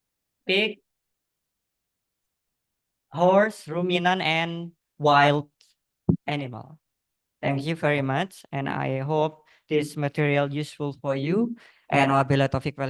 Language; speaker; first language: English; non-native, learner; Indonesian